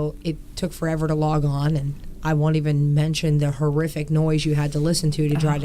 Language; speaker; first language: English; native; English